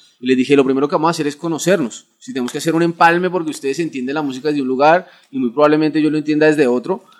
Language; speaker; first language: Spanish; native; Spanish